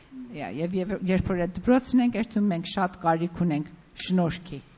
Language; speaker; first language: Armenian; native; Armenian